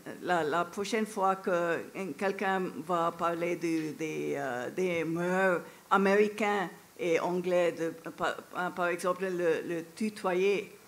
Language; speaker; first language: French; non-native, fluent; English